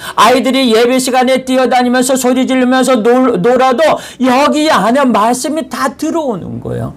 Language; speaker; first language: Korean; native; Korean